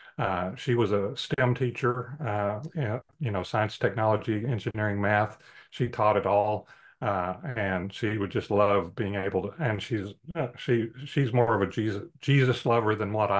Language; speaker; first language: English; native; English